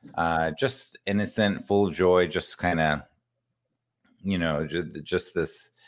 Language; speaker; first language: English; native; English